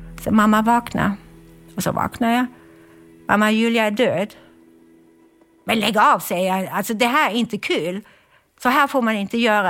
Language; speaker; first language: Swedish; non-native, fluent; German